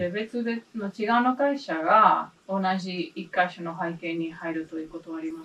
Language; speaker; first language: Japanese; non-native, learner; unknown